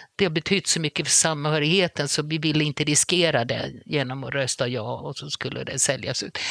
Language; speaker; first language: Swedish; native; Swedish